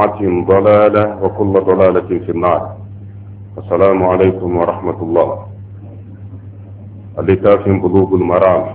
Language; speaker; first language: Arabic; non-native, fluent; Hausa